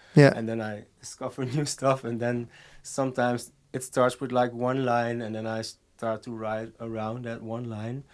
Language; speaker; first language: English; non-native, fluent; Dutch